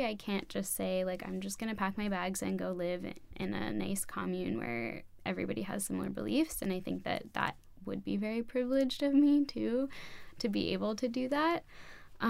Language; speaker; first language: English; native; English